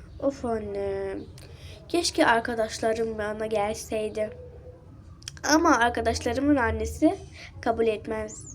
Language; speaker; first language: Turkish; early bilingual, other home language; Arabic